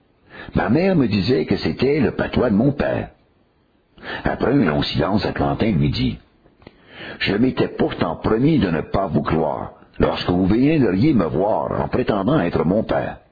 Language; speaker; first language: French; native; French